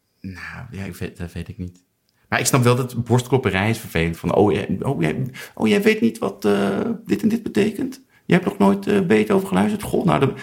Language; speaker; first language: Dutch; native; Dutch